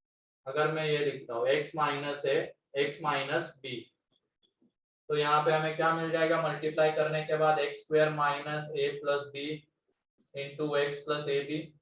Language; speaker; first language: Hindi; native; Hindi